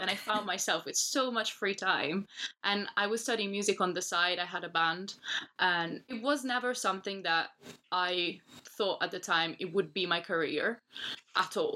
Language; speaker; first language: English; non-native, fluent; Italian